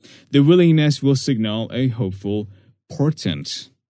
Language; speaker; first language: English; non-native, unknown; Persian